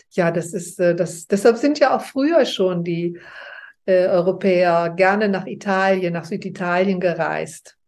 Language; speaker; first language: German; native; German